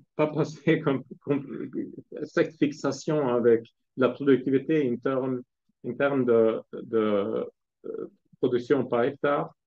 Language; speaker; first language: French; non-native, fluent; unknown